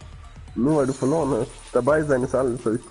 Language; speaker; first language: German; native; German